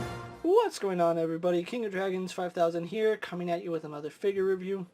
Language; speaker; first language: English; native; English